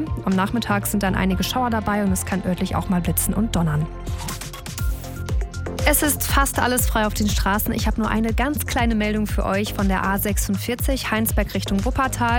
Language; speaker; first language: German; native; German